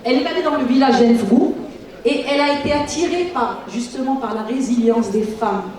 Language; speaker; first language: French; non-native, local second language; Arabic